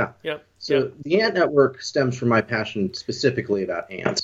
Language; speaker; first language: English; native; English